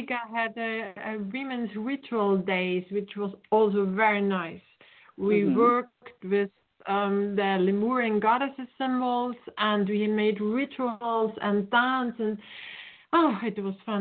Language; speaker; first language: English; non-native, fluent; German